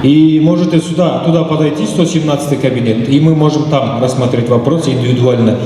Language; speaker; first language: Russian; non-native, local second language; Kazakh